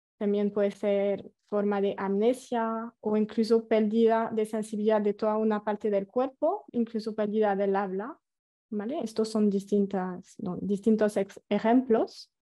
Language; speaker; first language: Spanish; non-native, fluent; French